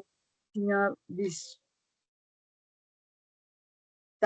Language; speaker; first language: Portuguese; non-native, learner; Spanish